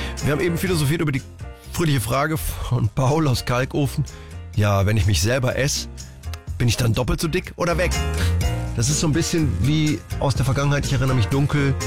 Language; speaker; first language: German; native; German